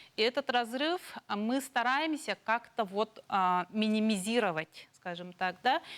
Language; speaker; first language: Russian; non-native, local second language; Yakut